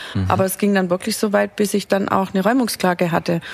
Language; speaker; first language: German; native; German